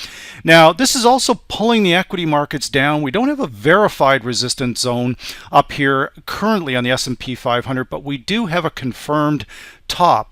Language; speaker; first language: English; native; English